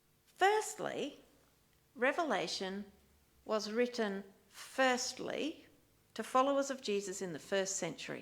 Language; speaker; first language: English; native; English